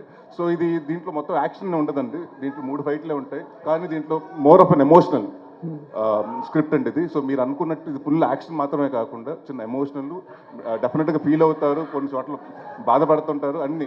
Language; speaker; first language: Telugu; native; Telugu